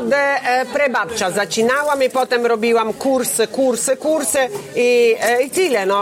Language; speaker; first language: Polish; non-native, learner; Italian